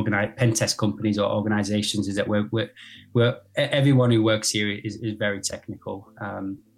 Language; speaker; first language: English; native; English